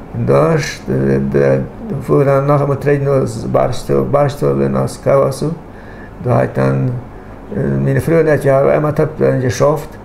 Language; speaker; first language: German; non-native, local second language; Low German